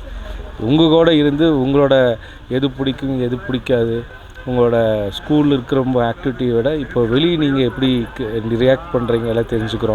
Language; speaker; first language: Tamil; native; Tamil